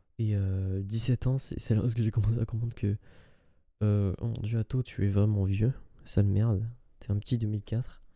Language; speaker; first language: French; early bilingual, other home language; Arabic